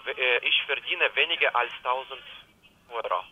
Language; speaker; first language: German; non-native, learner; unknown